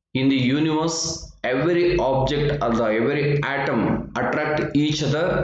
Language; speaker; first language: English; non-native, local second language; Kannada